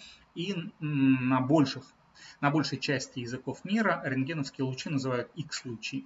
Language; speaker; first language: Russian; native; Russian